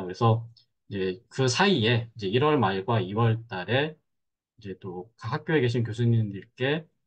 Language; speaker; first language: Korean; native; Korean